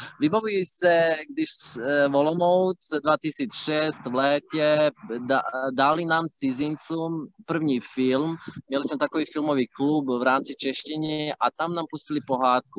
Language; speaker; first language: Czech; non-native, fluent; Bosnian